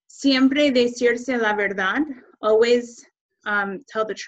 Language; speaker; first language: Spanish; non-native, fluent; English